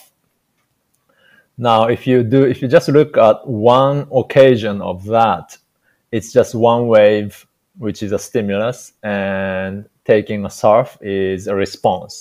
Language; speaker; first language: English; non-native, fluent; Japanese